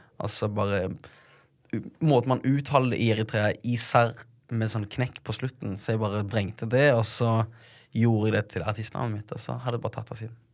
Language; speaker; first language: Norwegian; early bilingual, other home language; Tigrinya